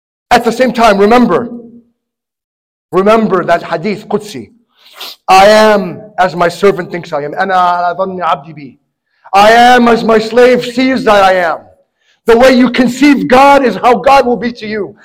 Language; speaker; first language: English; native; English